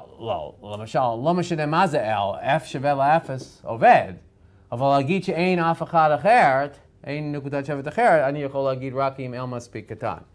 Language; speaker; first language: Hebrew; non-native, fluent; English